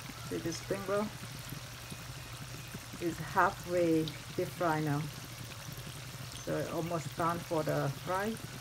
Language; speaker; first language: English; non-native, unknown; Vietnamese